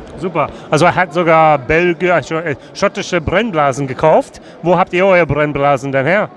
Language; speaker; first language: German; non-native, learner; English